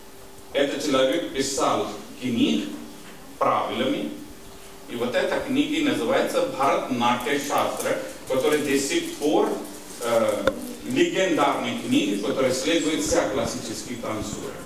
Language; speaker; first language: Russian; non-native, learner; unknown